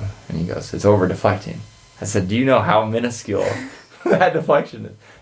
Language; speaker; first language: English; native; English